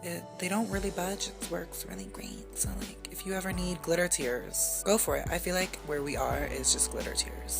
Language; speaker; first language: English; native; English